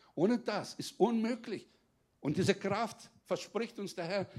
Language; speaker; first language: German; non-native, fluent; Greek